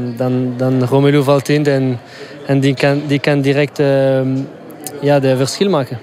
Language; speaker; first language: Dutch; non-native, local second language; French